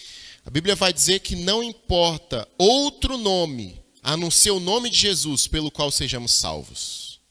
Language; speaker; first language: Portuguese; native; Portuguese